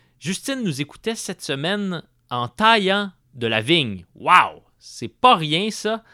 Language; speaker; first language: French; native; French